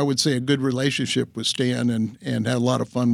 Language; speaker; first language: English; native; English